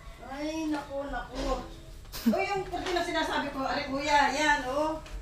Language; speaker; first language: Filipino; native; Filipino